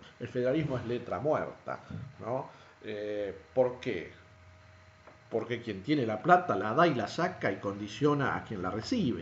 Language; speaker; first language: Spanish; native; Spanish